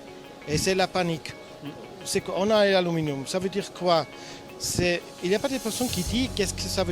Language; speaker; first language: French; non-native, learner; German